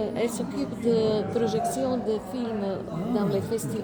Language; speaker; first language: French; non-native, fluent; Slovenian